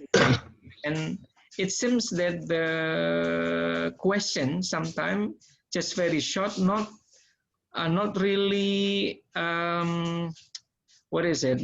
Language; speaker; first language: English; non-native, learner; Indonesian